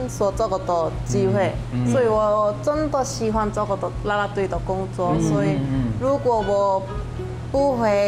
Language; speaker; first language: Chinese; non-native, learner; Korean